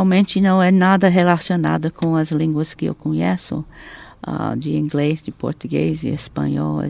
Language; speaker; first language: Portuguese; non-native, fluent; English